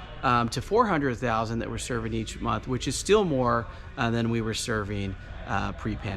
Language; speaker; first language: English; native; English